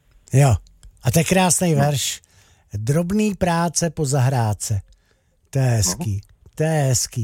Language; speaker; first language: Czech; native; Czech